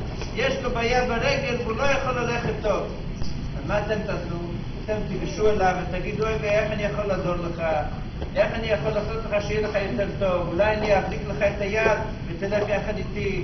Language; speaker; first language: Hebrew; non-native, fluent; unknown